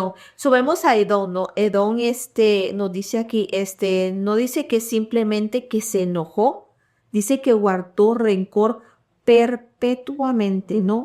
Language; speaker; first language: Spanish; early bilingual, heritage; Spanish